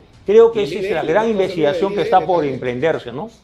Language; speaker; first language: Spanish; native; Spanish